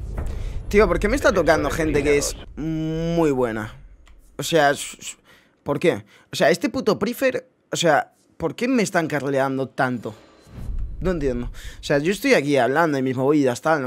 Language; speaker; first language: Spanish; native; Spanish